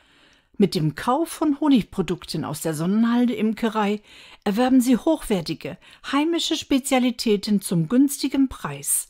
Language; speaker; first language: German; native; German